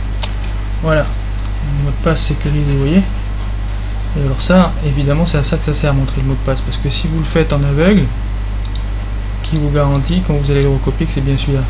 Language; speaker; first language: French; native; French